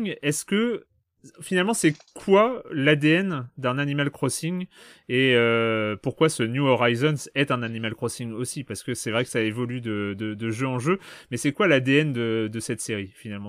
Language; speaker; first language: French; native; French